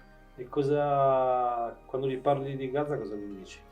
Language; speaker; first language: Italian; native; Italian